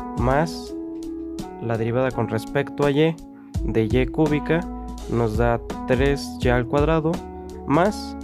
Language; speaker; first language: Spanish; native; Spanish